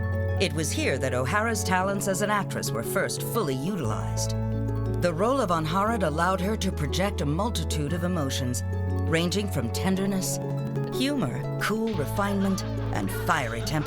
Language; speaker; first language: English; native; English